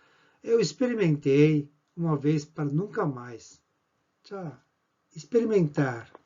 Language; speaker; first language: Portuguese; non-native, fluent; Korean